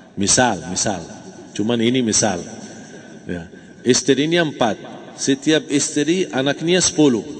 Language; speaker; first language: Malay; non-native, fluent; Arabic